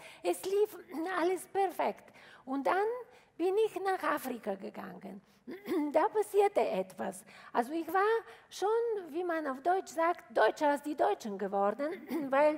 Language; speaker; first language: German; non-native, fluent; Bulgarian